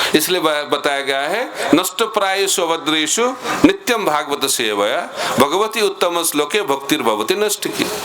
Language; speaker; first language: Hindi; non-native, local second language; Bangla